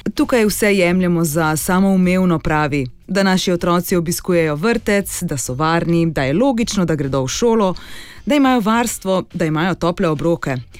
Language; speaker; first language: Slovenian; native; Slovenian